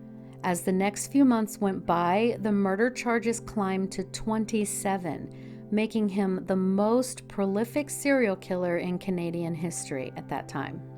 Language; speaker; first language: English; native; English